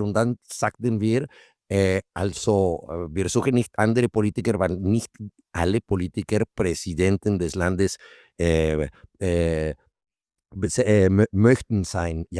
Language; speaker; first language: German; non-native, fluent; Spanish